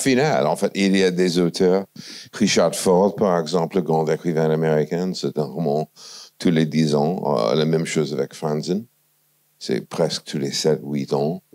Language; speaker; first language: French; non-native, fluent; English